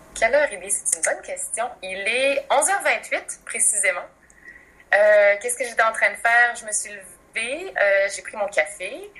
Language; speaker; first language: French; native; French